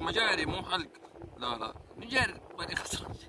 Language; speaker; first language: Arabic; native; Arabic